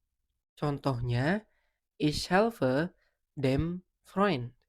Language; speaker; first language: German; non-native, fluent; Indonesian